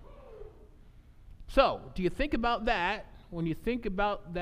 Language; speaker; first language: English; native; English